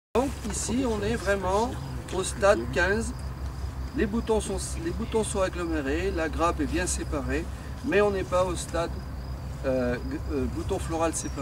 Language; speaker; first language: French; native; French